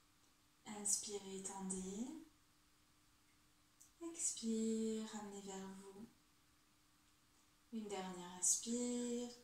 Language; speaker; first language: French; native; French